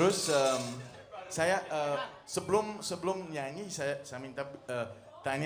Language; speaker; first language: Indonesian; non-native, fluent; French